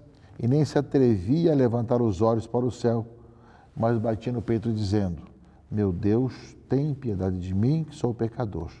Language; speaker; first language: Portuguese; native; Portuguese